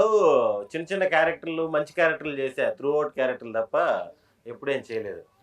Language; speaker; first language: Telugu; native; Telugu